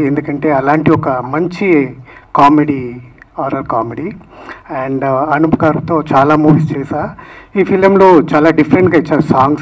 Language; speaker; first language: Telugu; non-native, fluent; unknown